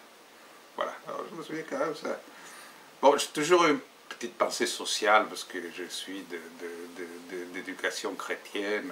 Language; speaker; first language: French; non-native, fluent; Spanish